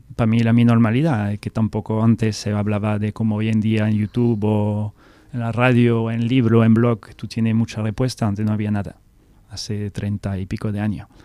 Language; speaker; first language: Spanish; non-native, fluent; French